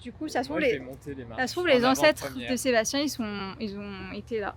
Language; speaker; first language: French; native; French